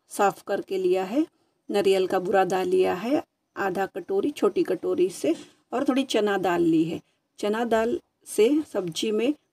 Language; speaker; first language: Hindi; non-native, local second language; Marathi